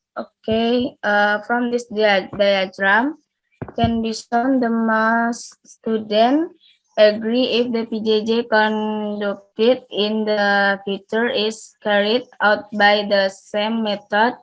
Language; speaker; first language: English; non-native, learner; Indonesian